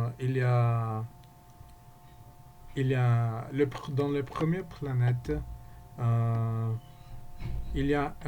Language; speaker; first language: French; non-native, learner; Spanish